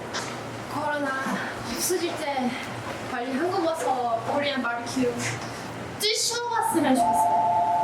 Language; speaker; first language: Korean; non-native, learner; Portuguese